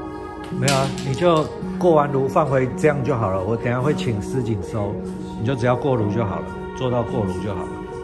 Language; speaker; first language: Chinese; native; Chinese